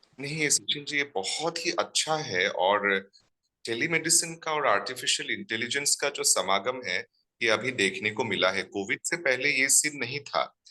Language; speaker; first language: Hindi; non-native, local second language; Assamese